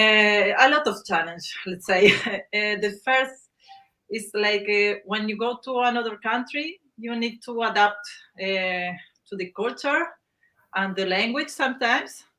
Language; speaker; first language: English; non-native, learner; Spanish